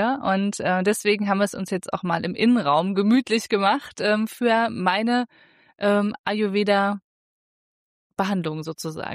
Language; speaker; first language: German; native; German